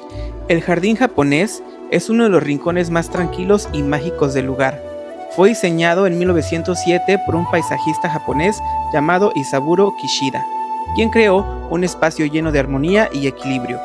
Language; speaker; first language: Spanish; native; Spanish